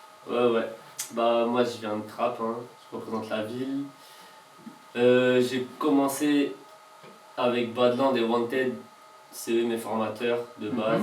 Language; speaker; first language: French; native; French